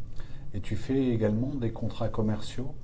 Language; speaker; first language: French; native; French